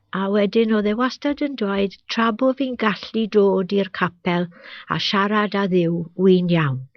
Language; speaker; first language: Welsh; native; Welsh